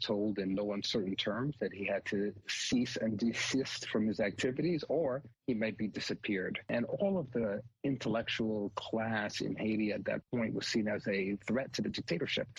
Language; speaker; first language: English; native; English